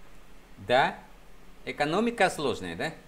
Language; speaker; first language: Russian; non-native, fluent; Vietnamese